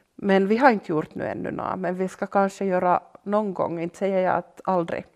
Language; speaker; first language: Swedish; non-native, local second language; Finnish